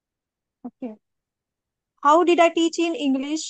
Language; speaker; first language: English; non-native, learner; Marathi